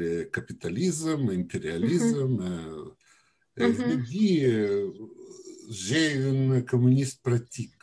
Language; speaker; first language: French; non-native, learner; Russian